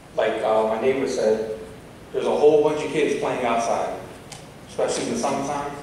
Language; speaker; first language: English; native; English